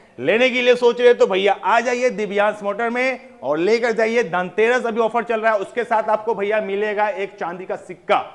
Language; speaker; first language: Hindi; native; Hindi